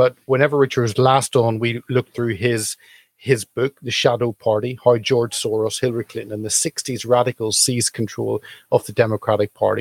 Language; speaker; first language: English; native; English